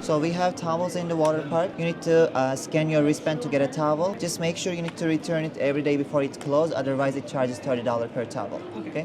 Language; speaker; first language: English; non-native, fluent; Turkish